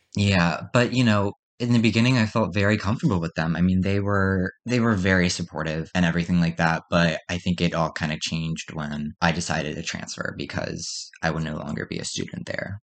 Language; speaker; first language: English; native; English